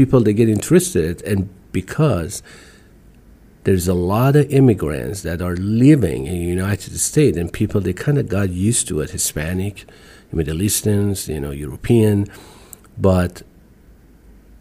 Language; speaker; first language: English; non-native, fluent; Persian